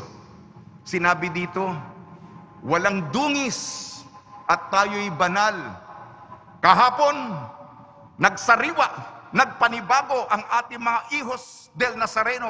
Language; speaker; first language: Filipino; native; Filipino